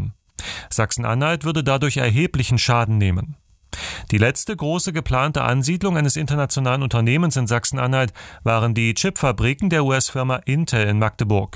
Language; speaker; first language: German; native; German